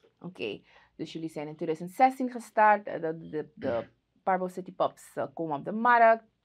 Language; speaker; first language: Dutch; native; Dutch